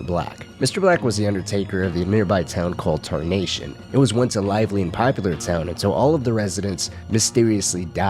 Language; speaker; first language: English; native; English